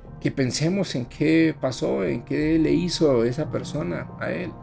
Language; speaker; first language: Spanish; native; Spanish